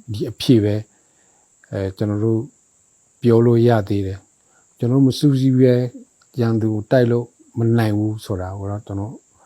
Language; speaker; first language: Burmese; non-native, local second language; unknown